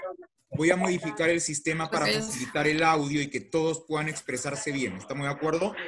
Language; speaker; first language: Spanish; native; Spanish